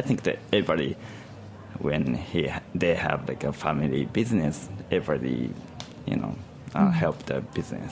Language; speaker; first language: English; non-native, learner; Japanese